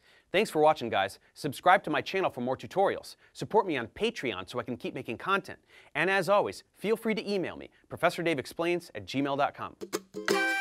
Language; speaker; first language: English; native; English